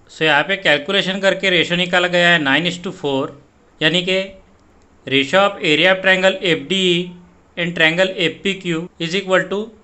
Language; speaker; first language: Hindi; non-native, local second language; Marathi